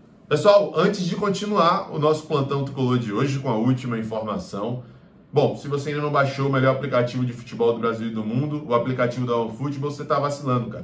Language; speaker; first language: Portuguese; native; Portuguese